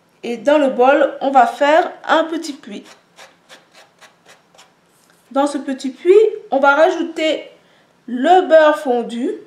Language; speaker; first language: French; native; French